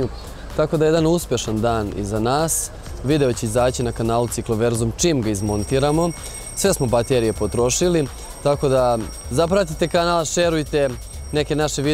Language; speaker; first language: Serbian; native; Serbian